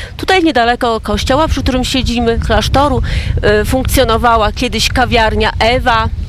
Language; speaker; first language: Polish; native; Polish